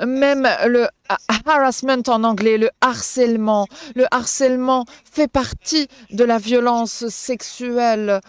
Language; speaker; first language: French; non-native, local second language; Arabic